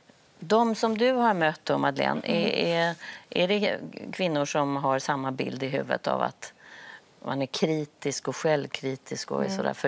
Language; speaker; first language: Swedish; native; Swedish